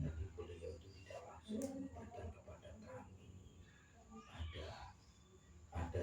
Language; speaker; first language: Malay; non-native, local second language; Javanese